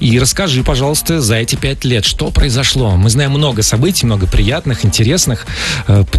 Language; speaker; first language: Russian; native; Russian